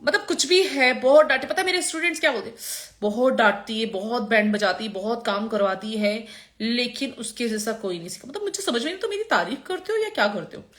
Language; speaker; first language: Hindi; non-native, local second language; Gujarati